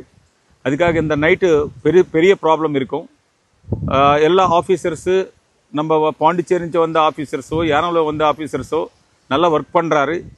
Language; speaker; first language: Tamil; non-native, local second language; Telugu